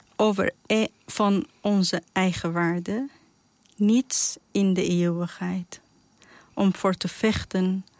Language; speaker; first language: Dutch; non-native, fluent; Persian